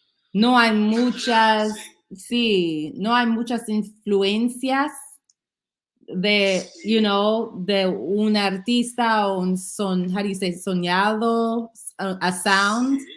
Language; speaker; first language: Spanish; non-native, learner; English